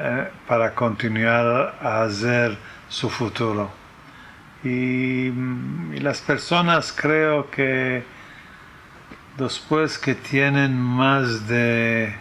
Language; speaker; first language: Spanish; early bilingual, heritage; French